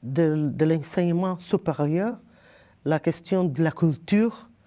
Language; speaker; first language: French; non-native, learner; Portuguese